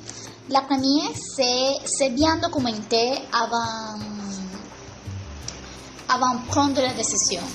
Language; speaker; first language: French; non-native, learner; Spanish